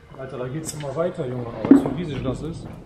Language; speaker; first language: German; native; German